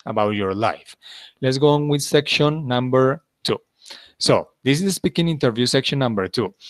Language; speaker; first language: English; non-native, fluent; Spanish